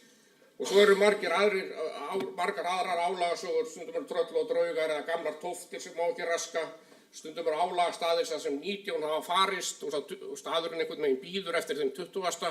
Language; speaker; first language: Icelandic; native; Icelandic